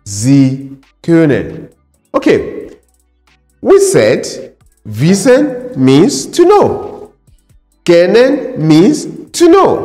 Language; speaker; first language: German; non-native, fluent; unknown